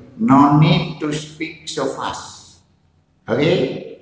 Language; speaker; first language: English; non-native, fluent; Indonesian